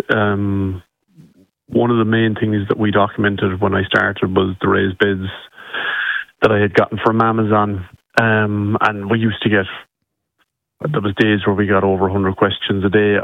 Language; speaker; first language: English; native; English